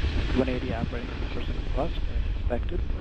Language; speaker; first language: English; native; English